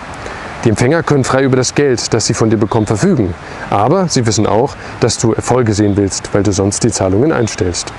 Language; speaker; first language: German; native; German